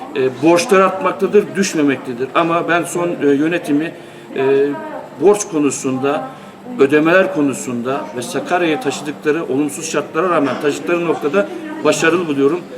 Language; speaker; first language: Turkish; native; Turkish